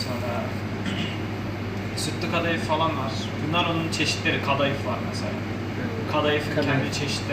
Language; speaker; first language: Turkish; native; Turkish